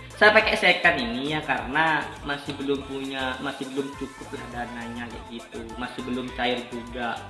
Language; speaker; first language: Indonesian; non-native, local second language; Madurese